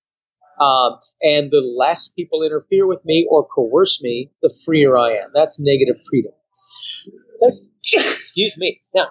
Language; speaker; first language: English; native; English